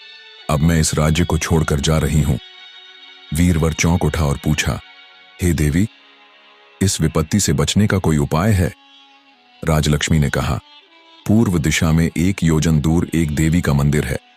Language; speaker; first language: Hindi; native; Hindi